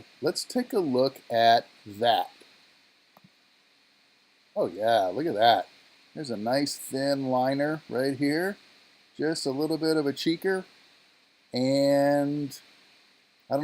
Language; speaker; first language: English; native; English